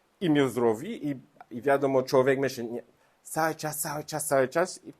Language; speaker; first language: Polish; non-native, learner; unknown